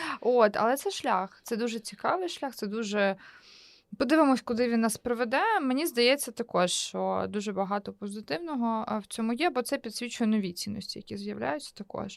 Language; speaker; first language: Ukrainian; native; Ukrainian